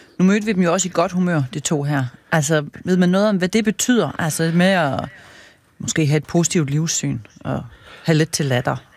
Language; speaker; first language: Danish; native; Danish